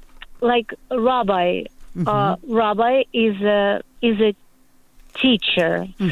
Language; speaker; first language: English; non-native, learner; Russian